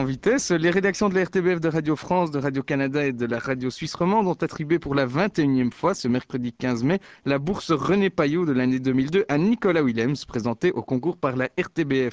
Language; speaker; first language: French; native; French